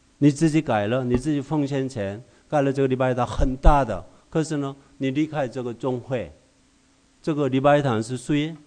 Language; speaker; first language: Chinese; non-native, fluent; Korean